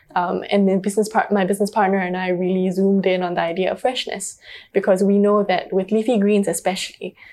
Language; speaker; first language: English; native; English